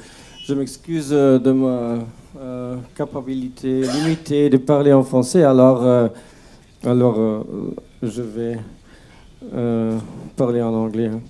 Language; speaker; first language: French; non-native, learner; German